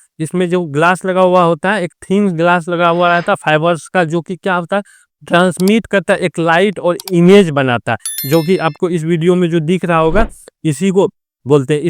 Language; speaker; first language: Hindi; native; Hindi